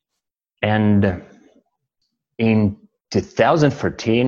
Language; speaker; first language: English; non-native, fluent; Russian